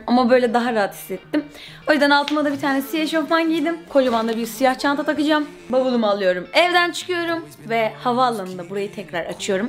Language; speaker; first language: Turkish; native; Turkish